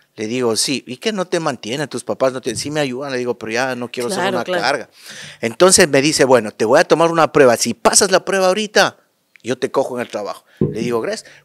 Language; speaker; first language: Spanish; native; Spanish